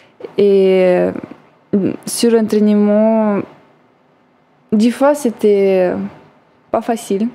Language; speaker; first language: French; non-native, learner; Russian